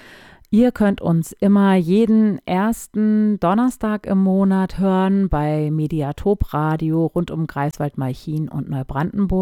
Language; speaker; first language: German; native; German